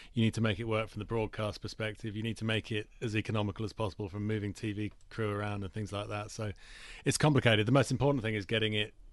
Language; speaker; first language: English; native; English